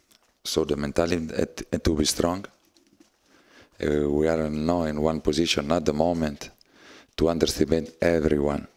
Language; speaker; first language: English; non-native, learner; Italian